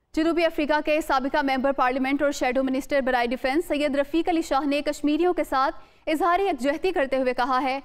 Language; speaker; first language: Urdu; native; Urdu